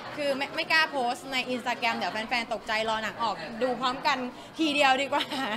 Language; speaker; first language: Thai; native; Thai